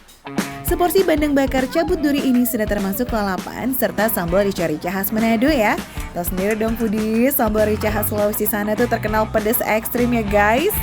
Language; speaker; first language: Indonesian; native; Indonesian